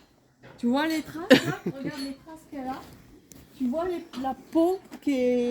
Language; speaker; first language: French; native; French